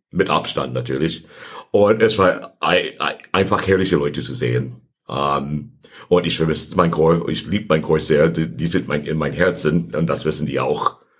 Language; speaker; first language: German; non-native, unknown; English